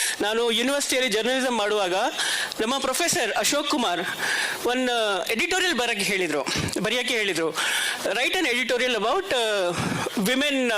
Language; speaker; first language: Kannada; non-native, local second language; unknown